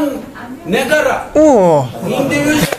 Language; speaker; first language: Indonesian; non-native, learner; Turkish